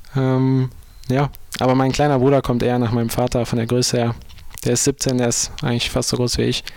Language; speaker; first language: German; native; German